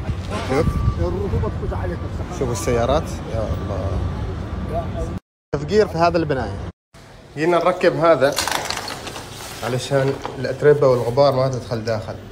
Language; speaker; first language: Arabic; native; Arabic